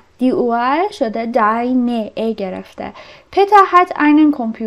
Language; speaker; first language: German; non-native, fluent; Persian